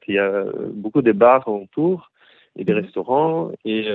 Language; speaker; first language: French; early bilingual, heritage; Hebrew